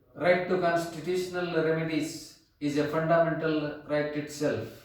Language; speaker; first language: English; non-native, local second language; Kannada